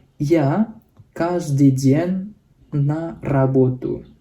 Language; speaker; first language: Russian; non-native, fluent; Indonesian